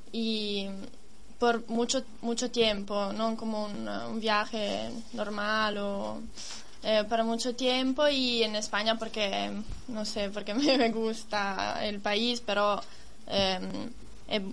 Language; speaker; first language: Spanish; non-native, learner; Italian